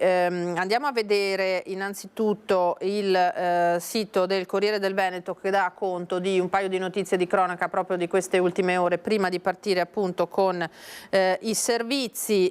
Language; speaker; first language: Italian; native; Italian